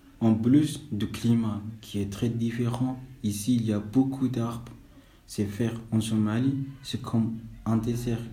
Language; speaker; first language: French; non-native, fluent; Somali